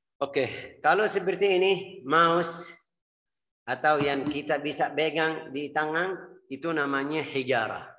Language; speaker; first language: Indonesian; non-native, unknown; Arabic